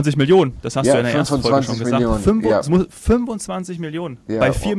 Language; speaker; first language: German; native; German